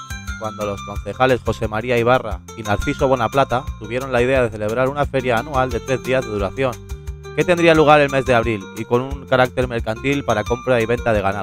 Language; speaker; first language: Spanish; native; Spanish